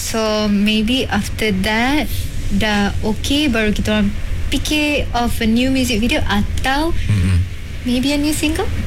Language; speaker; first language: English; non-native, local second language; Malay